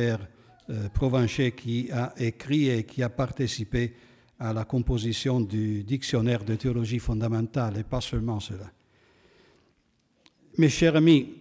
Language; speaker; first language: French; non-native, fluent; Italian